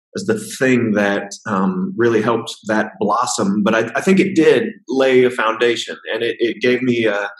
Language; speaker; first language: English; native; English